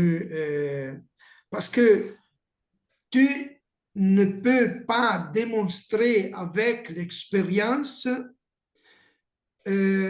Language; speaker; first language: French; non-native, learner; Italian